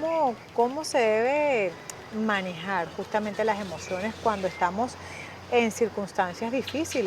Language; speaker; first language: Spanish; native; Spanish